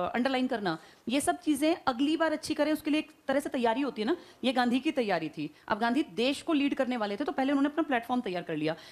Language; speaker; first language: Hindi; native; Hindi